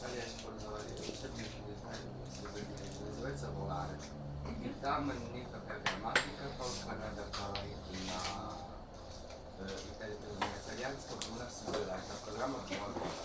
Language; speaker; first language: Russian; non-native, fluent; Italian